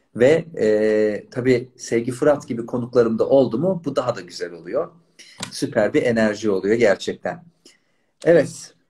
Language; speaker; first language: Turkish; native; Turkish